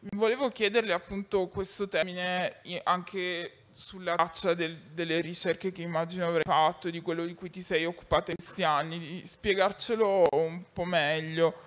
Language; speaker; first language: Italian; native; Italian